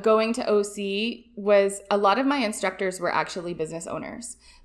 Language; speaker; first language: English; native; English